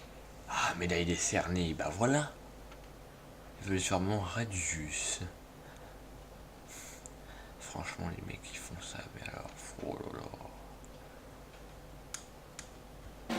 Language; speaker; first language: French; native; French